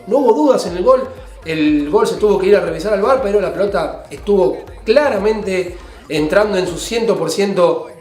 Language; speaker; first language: Spanish; native; Spanish